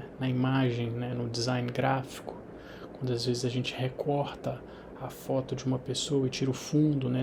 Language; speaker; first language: Portuguese; native; Portuguese